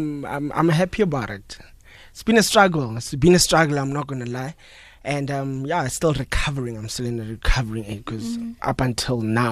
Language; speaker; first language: English; non-native, local second language; Northern Sotho